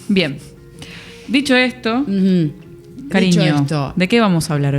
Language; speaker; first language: Spanish; native; Spanish